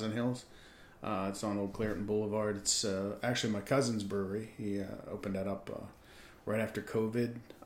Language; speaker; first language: English; native; English